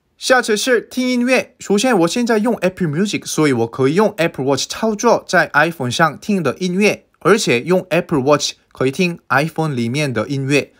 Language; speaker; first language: Chinese; non-native, fluent; Korean